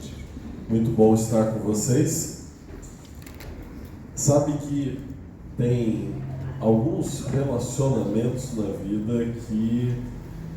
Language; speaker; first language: Portuguese; native; Portuguese